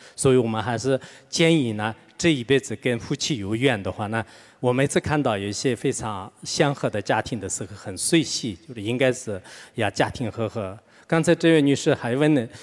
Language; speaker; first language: Chinese; non-native, local second language; Tibetan